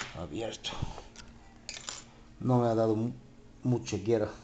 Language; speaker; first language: Spanish; non-native, fluent; Bulgarian